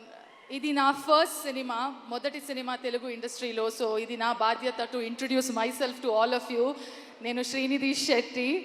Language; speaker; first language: Telugu; non-native, learner; Kannada